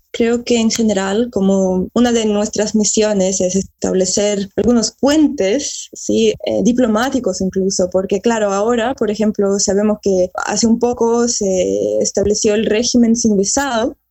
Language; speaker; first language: Spanish; early bilingual, heritage; Spanish